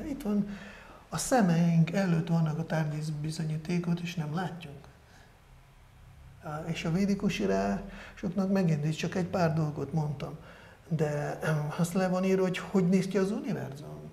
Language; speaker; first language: Hungarian; non-native, fluent; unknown